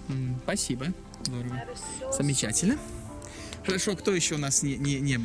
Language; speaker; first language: Russian; native; Russian